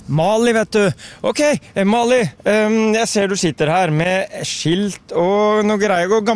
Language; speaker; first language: Norwegian; native; Norwegian